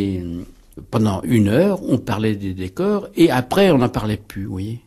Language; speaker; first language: French; native; French